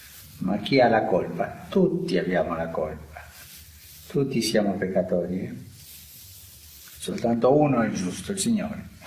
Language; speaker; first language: Italian; non-native, fluent; Spanish